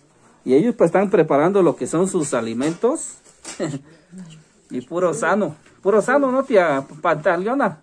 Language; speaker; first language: Spanish; native; Spanish